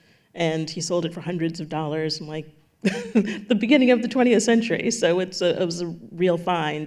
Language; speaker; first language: English; native; English